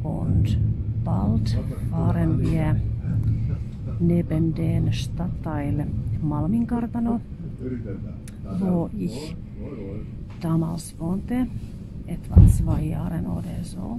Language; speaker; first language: German; non-native, fluent; Finnish